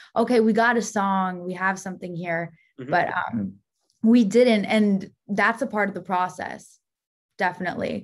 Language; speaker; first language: English; native; English